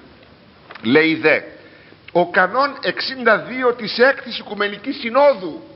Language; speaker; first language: Greek; native; Greek